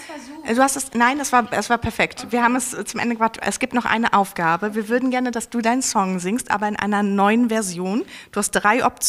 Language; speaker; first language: German; native; German